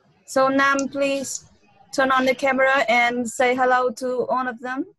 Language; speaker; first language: English; non-native, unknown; Vietnamese